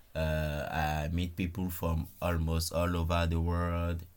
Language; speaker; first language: English; non-native, fluent; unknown